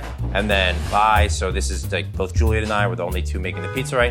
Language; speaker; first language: English; native; English